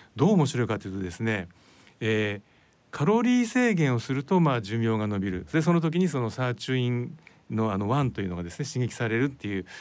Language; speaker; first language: Japanese; native; Japanese